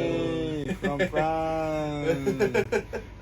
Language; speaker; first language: English; non-native, learner; Japanese